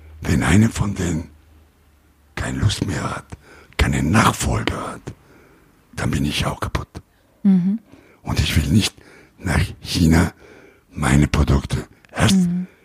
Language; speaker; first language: German; non-native, fluent; Italian